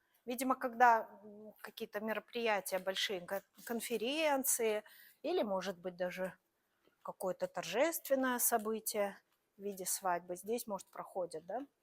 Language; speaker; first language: Russian; native; Russian